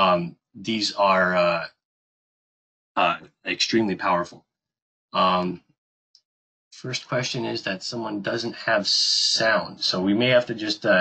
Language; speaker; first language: English; native; English